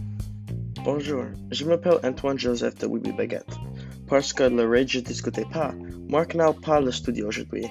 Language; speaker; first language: French; non-native, learner; English